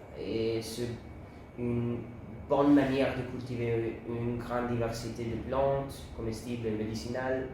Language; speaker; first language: French; non-native, learner; Italian